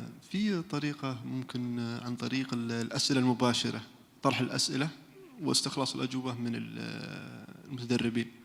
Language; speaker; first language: Arabic; native; Arabic